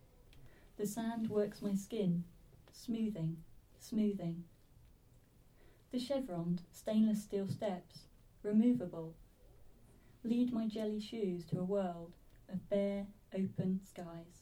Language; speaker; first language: English; native; English